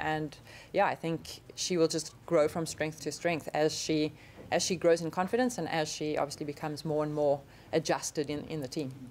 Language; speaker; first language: English; native; English